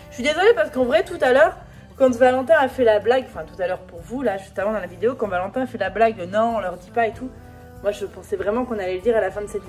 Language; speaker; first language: French; native; French